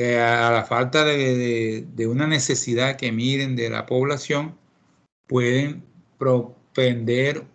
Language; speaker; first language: Spanish; native; Spanish